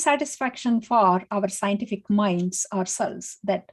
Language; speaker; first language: English; native; English